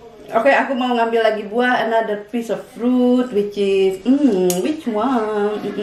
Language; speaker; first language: English; non-native, fluent; Indonesian